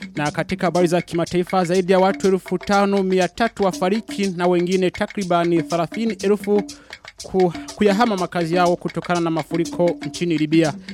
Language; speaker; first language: Swahili; non-native, local second language; Rundi